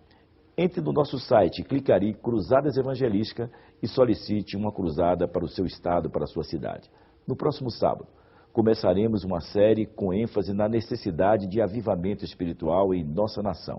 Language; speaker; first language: Portuguese; native; Portuguese